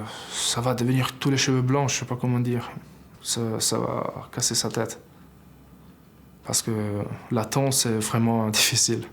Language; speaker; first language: French; non-native, learner; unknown